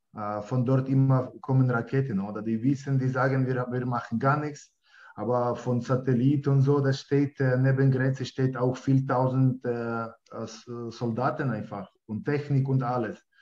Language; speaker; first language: German; non-native, learner; Ukrainian